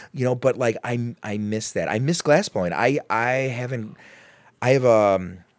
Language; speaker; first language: English; native; English